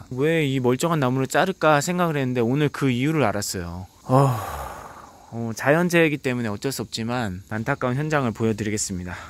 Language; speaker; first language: Korean; native; Korean